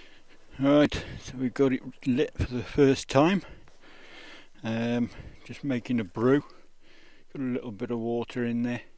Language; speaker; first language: English; native; English